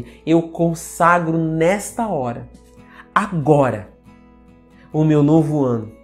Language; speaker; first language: Portuguese; native; Portuguese